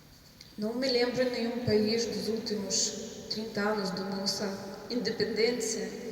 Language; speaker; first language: Portuguese; non-native, fluent; Ukrainian